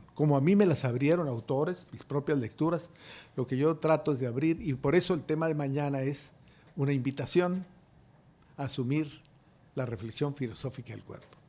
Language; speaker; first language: Spanish; native; Spanish